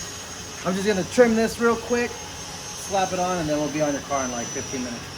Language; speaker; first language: English; native; English